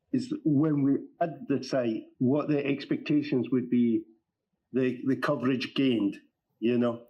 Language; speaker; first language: English; native; English